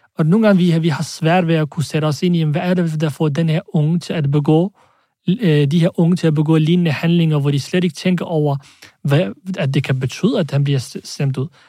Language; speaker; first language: Danish; early bilingual, other home language; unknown